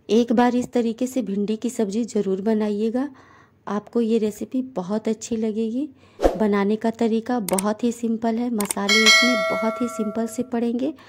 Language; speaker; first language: Hindi; native; Hindi